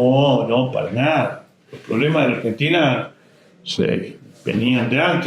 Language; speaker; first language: Spanish; native; Spanish